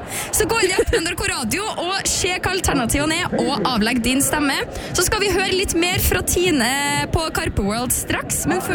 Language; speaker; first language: Norwegian; native; Norwegian